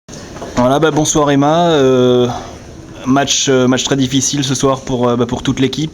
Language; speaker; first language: French; native; French